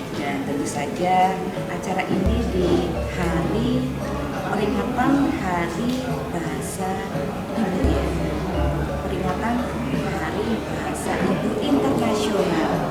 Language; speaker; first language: Indonesian; non-native, local second language; Javanese